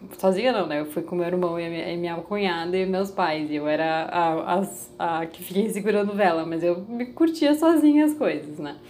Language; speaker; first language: Portuguese; native; Portuguese